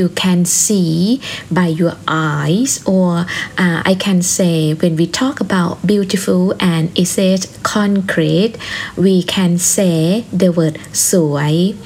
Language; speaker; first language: English; non-native, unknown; Thai